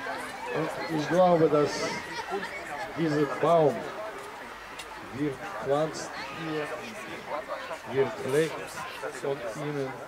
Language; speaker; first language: German; non-native, learner; Russian